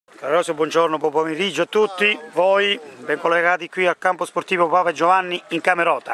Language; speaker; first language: Italian; native; Italian